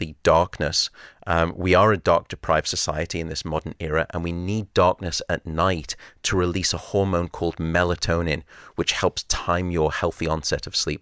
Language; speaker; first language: English; native; English